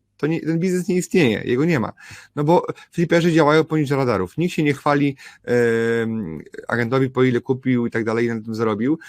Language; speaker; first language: Polish; native; Polish